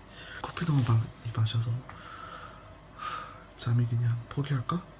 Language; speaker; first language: Korean; early bilingual, heritage; English